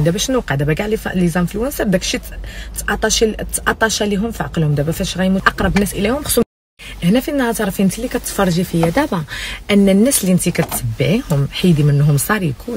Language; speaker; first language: Arabic; native; Arabic